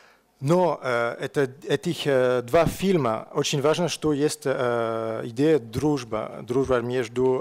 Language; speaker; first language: Russian; non-native, learner; French